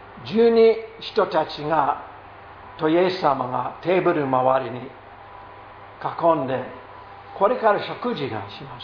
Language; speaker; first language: Japanese; non-native, fluent; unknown